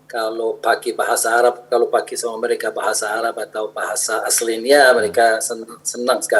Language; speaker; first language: Indonesian; non-native, fluent; Arabic